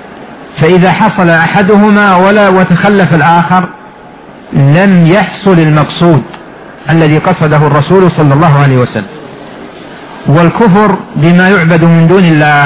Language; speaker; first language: Arabic; native; Arabic